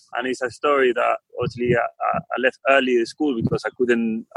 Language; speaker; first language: English; non-native, fluent; Spanish